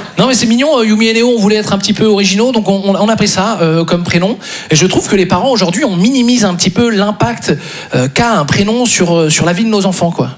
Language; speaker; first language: French; native; French